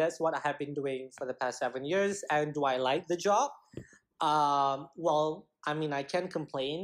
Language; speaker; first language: English; non-native, local second language; Malay